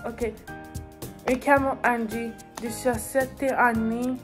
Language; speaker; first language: Italian; non-native, learner; English